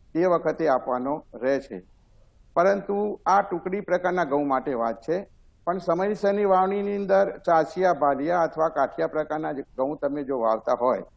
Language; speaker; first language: Gujarati; native; Gujarati